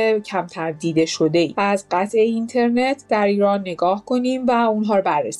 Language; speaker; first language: Persian; native; Persian